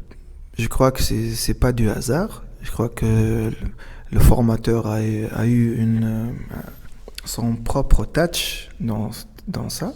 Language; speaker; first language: French; non-native, local second language; Arabic